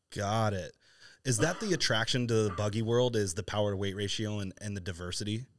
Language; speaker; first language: English; native; English